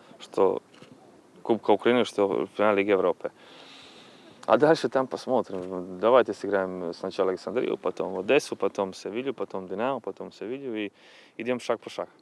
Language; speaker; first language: Russian; non-native, fluent; Croatian